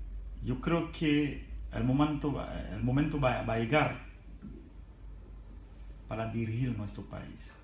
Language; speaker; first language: Spanish; non-native, learner; Haitian Creole